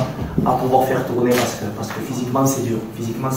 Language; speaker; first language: French; native; French